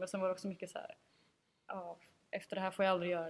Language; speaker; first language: Swedish; native; Swedish